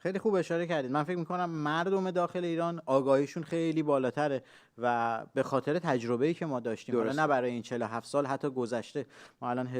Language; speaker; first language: Persian; native; Persian